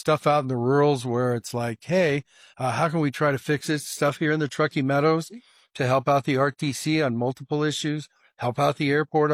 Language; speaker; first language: English; native; English